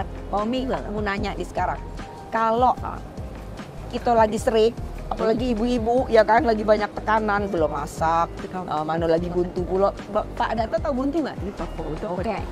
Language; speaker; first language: Indonesian; native; Indonesian